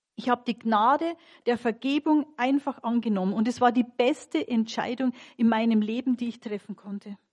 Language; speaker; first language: German; native; German